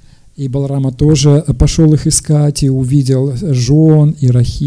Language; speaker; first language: Russian; native; Russian